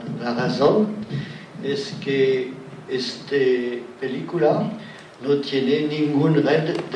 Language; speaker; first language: Spanish; non-native, learner; French